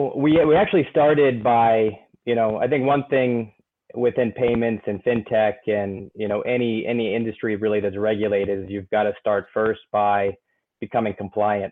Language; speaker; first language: English; native; English